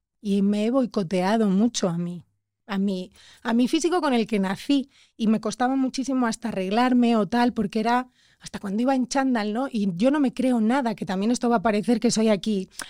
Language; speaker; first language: Spanish; native; Spanish